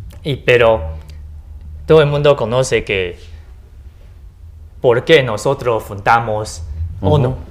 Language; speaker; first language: Spanish; non-native, learner; Chinese